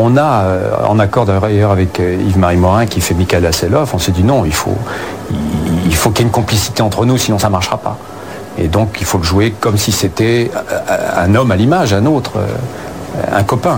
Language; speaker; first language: French; native; French